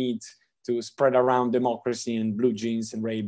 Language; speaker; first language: English; non-native, fluent; Italian